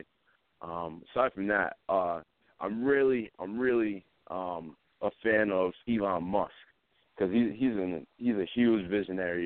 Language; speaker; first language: English; native; English